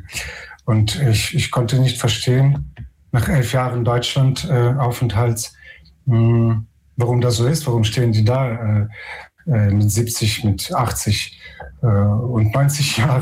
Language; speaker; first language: German; non-native, fluent; Ukrainian